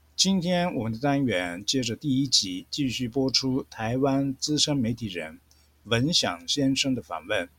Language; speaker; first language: Chinese; non-native, fluent; Japanese